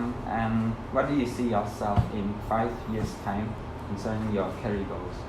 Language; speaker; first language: English; non-native, learner; Khmer